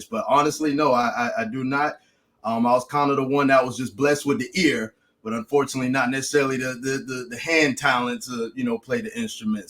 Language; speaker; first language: English; native; English